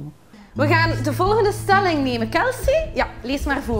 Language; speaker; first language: Dutch; native; Dutch